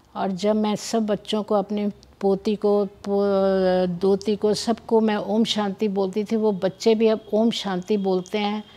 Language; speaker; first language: Hindi; native; Hindi